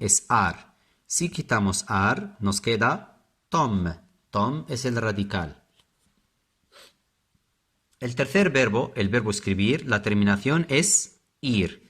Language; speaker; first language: Spanish; non-native, fluent; Arabic